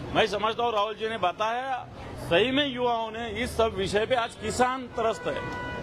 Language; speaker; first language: Hindi; non-native, local second language; Marathi